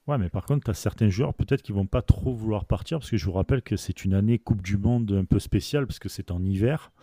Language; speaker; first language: French; native; French